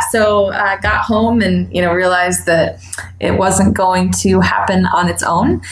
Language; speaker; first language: English; native; English